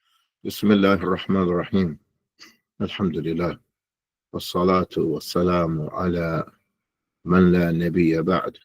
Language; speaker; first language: Arabic; non-native, fluent; English